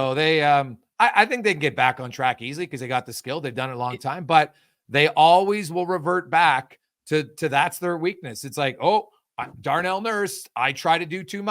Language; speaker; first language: English; native; English